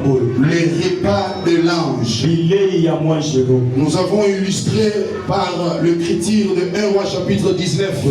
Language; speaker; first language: French; non-native, local second language; Lingala